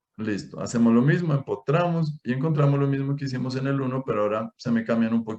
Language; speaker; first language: Spanish; native; Spanish